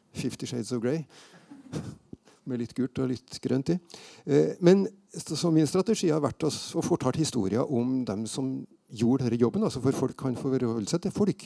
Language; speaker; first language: Norwegian; native; Norwegian